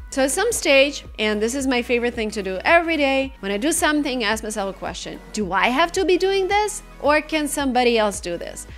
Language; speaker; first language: English; non-native, fluent; Russian